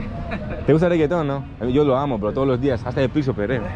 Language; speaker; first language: Spanish; non-native, learner; Greek